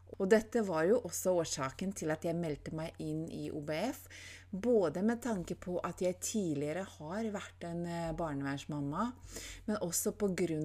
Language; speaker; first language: Norwegian; non-native, fluent; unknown